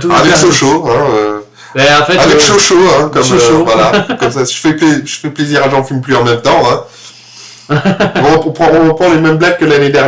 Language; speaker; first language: French; native; French